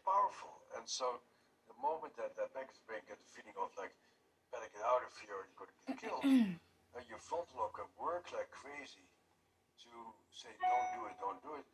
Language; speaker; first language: English; non-native, fluent; Dutch